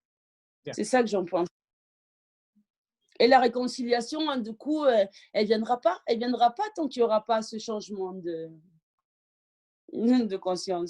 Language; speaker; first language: French; early bilingual, other home language; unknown